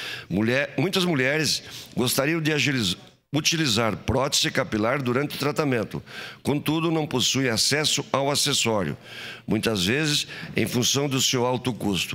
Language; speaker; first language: Portuguese; native; Portuguese